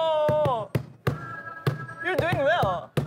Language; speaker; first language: English; non-native, learner; Korean